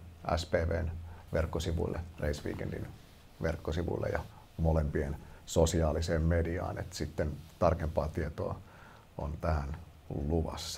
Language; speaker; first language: Finnish; native; Finnish